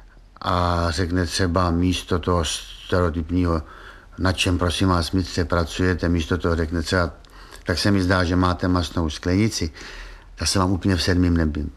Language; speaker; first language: Czech; native; Czech